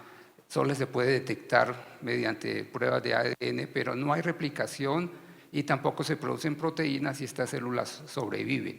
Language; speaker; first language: Spanish; native; Spanish